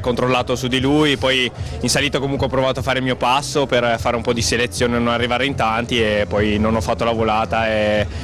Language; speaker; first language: Italian; native; Italian